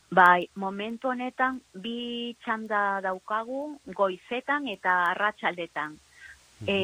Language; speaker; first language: Basque; non-native, learner; Spanish